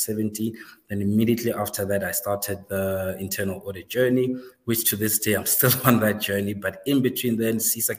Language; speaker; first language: English; non-native, local second language; Northern Sotho